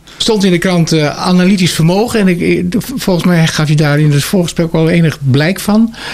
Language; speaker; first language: Dutch; native; Dutch